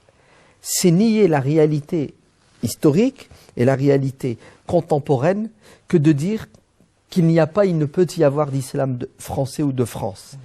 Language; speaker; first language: French; early bilingual, other home language; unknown